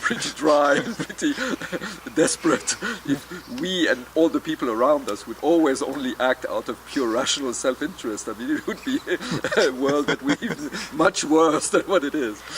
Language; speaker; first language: English; non-native, fluent; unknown